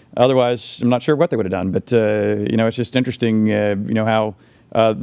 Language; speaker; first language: English; native; English